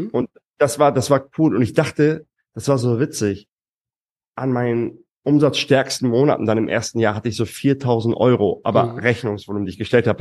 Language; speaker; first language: German; native; German